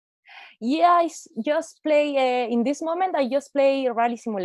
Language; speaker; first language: English; non-native, learner; Spanish